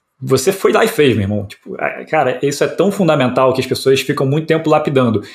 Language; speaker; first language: Portuguese; native; Portuguese